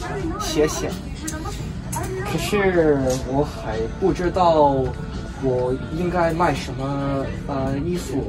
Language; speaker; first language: Chinese; non-native, learner; English